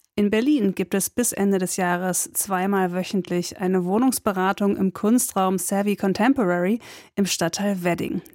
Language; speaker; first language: German; native; German